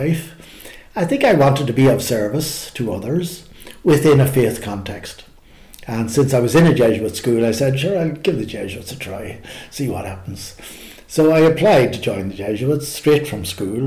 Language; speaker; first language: English; native; English